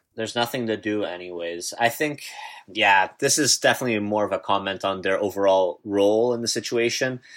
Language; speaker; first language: English; native; English